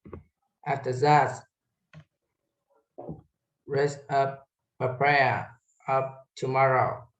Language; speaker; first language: English; non-native, learner; Vietnamese